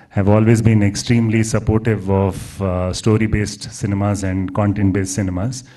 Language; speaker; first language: English; non-native, local second language; Telugu